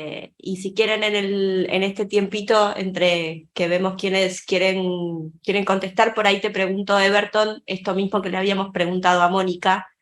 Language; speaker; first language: Spanish; native; Spanish